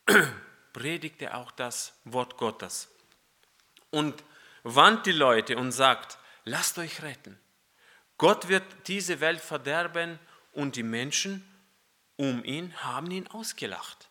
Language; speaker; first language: German; non-native, fluent; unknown